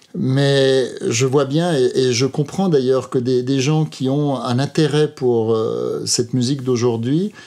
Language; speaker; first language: French; native; French